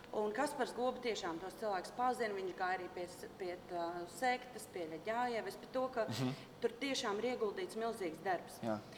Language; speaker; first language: Latvian; native; Latvian